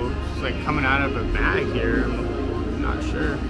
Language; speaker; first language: English; native; English